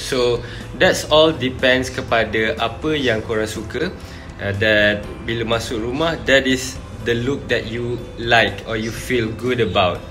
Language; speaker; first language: English; non-native, local second language; Malay